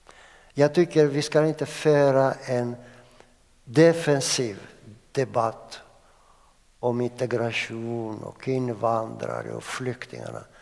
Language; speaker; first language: Swedish; non-native, fluent; Greek